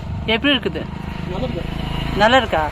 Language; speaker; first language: Tamil; non-native, local second language; Tibetan